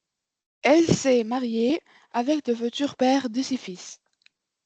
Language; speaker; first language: French; non-native, learner; Arabic